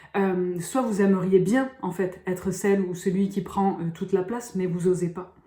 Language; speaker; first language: French; native; French